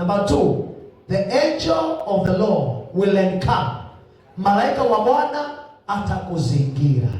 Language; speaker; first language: Swahili; non-native, local second language; Kamba